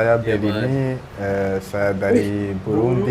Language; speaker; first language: Indonesian; non-native, learner; Rundi